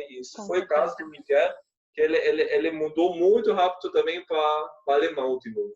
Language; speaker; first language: Portuguese; non-native, fluent; German